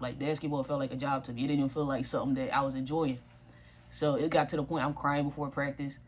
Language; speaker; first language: English; native; English